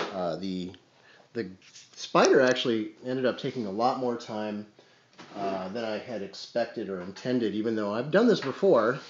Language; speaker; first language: English; native; English